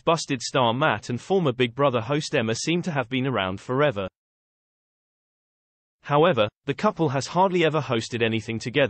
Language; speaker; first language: English; native; English